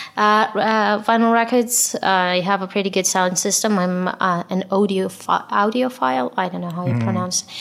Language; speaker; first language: English; non-native, fluent; Hebrew